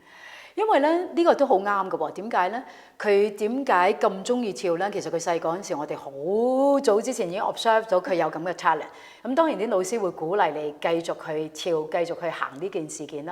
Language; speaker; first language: Cantonese; native; Cantonese